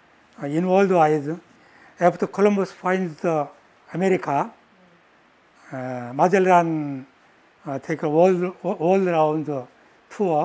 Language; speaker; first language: English; non-native, learner; Korean